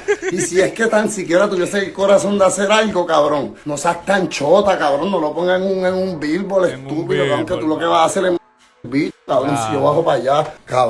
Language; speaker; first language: Spanish; native; Spanish